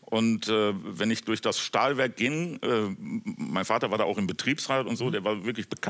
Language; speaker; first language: German; native; German